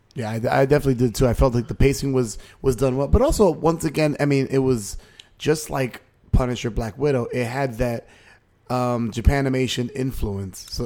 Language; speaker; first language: English; native; English